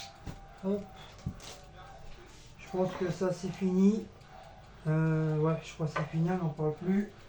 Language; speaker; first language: French; native; French